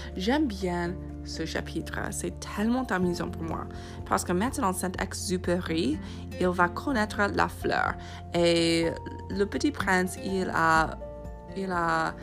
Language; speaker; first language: French; non-native, fluent; English